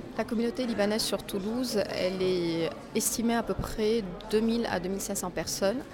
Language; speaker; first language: French; non-native, local second language; Arabic